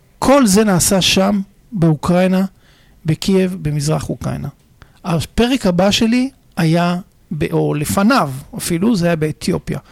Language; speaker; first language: Hebrew; native; Hebrew